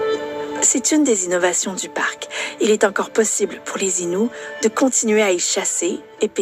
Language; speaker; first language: French; native; French